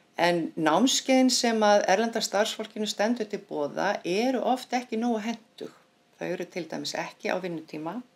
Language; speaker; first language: Icelandic; native; Icelandic